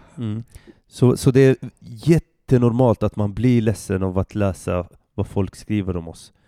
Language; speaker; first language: Swedish; early bilingual, other home language; Arabic